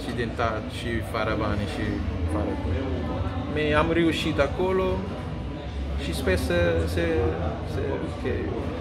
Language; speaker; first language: Romanian; non-native, learner; Kabuverdianu